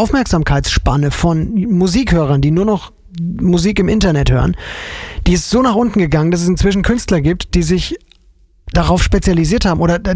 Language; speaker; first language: German; native; German